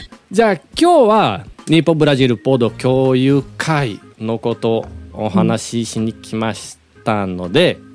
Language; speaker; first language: Japanese; non-native, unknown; Portuguese